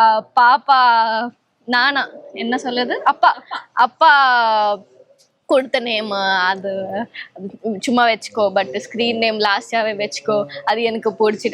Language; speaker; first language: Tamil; non-native, learner; Telugu